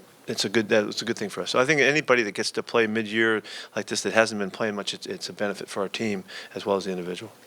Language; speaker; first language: English; native; English